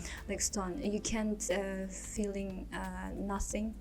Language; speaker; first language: English; non-native, learner; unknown